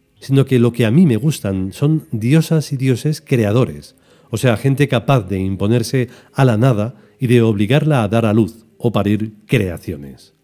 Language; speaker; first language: Spanish; native; Spanish